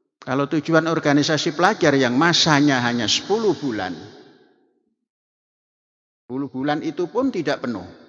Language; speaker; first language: Indonesian; non-native, local second language; Javanese